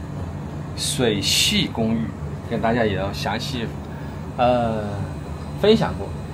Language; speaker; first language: Chinese; native; Chinese